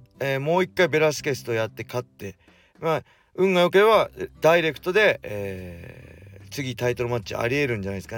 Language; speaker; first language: Japanese; native; Japanese